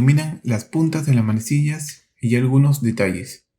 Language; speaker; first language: Spanish; native; Spanish